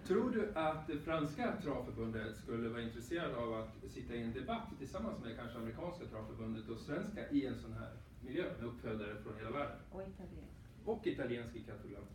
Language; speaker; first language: Swedish; native; Swedish